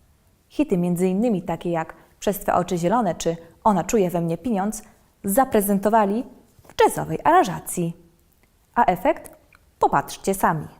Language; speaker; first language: Polish; native; Polish